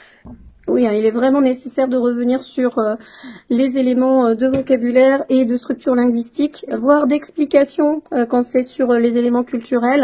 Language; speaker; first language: French; native; French